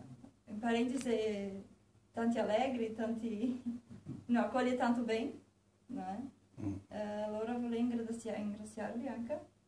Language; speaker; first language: Italian; early bilingual, heritage; Portuguese